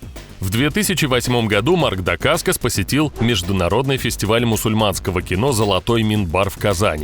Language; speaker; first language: Russian; native; Russian